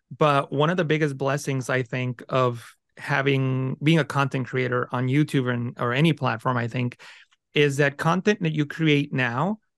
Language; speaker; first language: English; early bilingual, other home language; Spanish